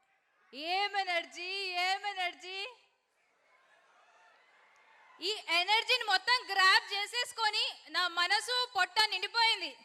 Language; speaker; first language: Telugu; native; Telugu